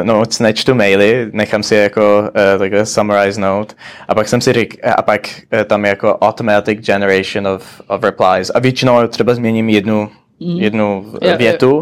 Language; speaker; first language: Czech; early bilingual, heritage; Czech